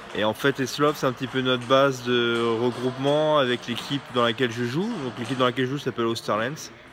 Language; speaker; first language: French; native; French